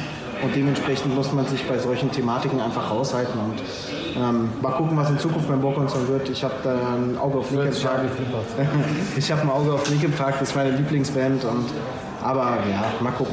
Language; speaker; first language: German; native; German